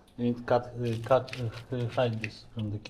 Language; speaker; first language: English; non-native, learner; Polish